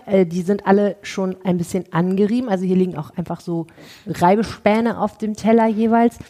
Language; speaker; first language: German; native; German